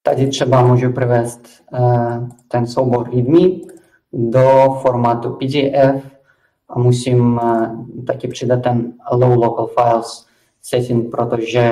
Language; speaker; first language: Czech; non-native, fluent; Russian